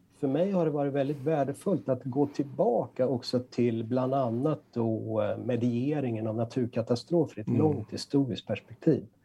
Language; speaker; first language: Swedish; native; Swedish